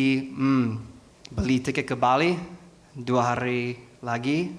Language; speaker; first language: Indonesian; non-native, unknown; English